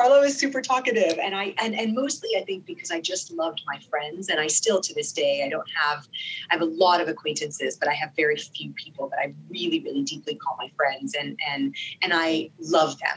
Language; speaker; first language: English; non-native, fluent; Arabic